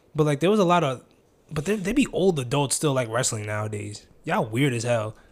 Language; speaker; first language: English; early bilingual, other home language; Filipino